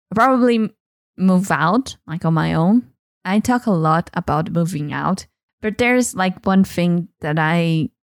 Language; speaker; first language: English; non-native, fluent; Portuguese